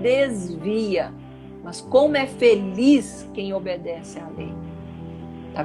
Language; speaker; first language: Portuguese; native; Portuguese